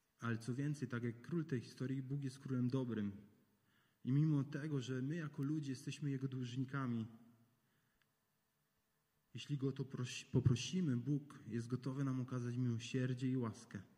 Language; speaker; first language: Polish; native; Polish